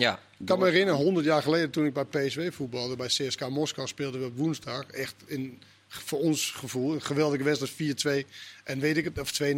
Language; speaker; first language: Dutch; non-native, fluent; Danish